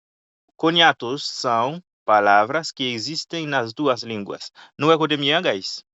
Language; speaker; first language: Portuguese; non-native, fluent; Haitian Creole